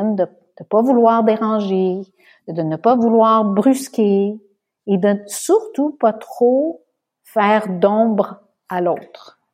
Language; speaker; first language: French; native; French